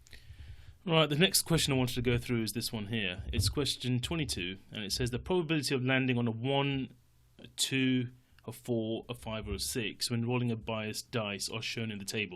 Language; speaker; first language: English; native; English